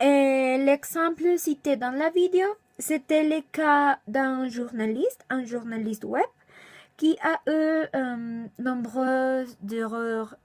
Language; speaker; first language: French; non-native, learner; Spanish